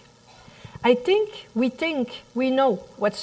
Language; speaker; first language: English; non-native, fluent; French